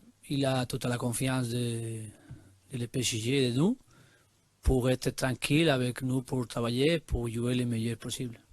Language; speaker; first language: French; non-native, learner; Spanish